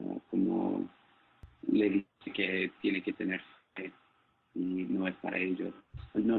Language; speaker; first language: Spanish; non-native, fluent; English